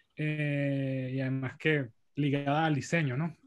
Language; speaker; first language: Spanish; native; Spanish